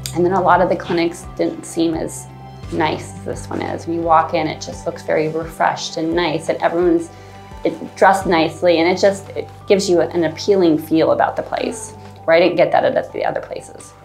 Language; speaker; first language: English; native; English